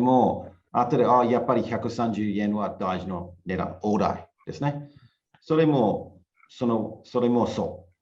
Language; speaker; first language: Japanese; non-native, learner; English